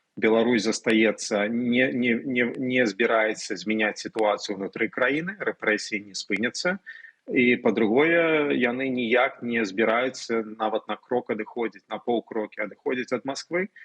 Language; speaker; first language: Belarusian; non-native, local second language; Russian